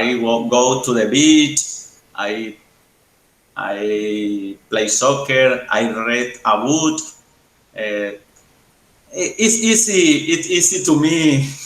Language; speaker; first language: English; non-native, learner; Spanish